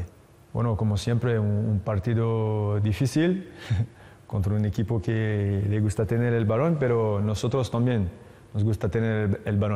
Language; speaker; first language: Spanish; non-native, fluent; French